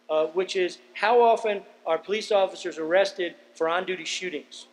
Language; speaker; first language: English; native; English